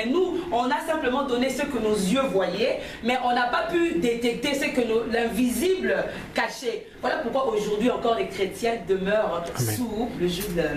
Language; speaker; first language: French; non-native, local second language; Lingala